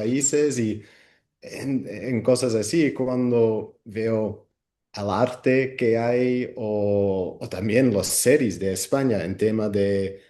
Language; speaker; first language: Spanish; non-native, fluent; Dutch